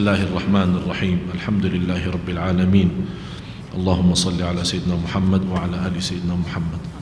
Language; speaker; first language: Malay; non-native, fluent; Arabic